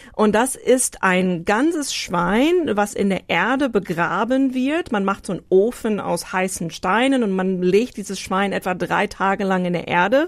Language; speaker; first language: German; non-native, fluent; English